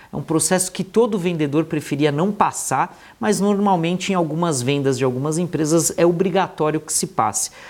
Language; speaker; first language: Portuguese; native; Portuguese